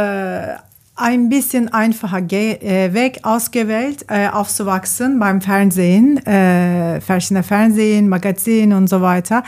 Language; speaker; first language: German; non-native, learner; Turkish